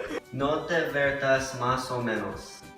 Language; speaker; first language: Spanish; non-native, learner; English